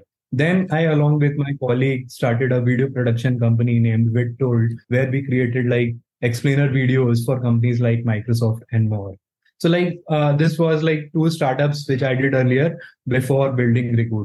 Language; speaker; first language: English; non-native, local second language; Hindi